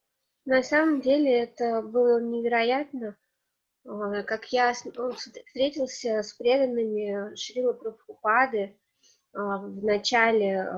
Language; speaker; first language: Russian; native; Russian